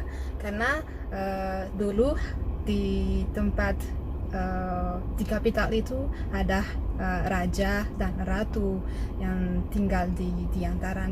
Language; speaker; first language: Indonesian; non-native, learner; Malagasy